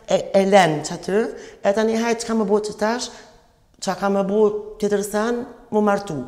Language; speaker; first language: Albanian; early bilingual, other home language; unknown